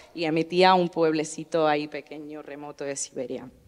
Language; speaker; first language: Spanish; non-native, fluent; Russian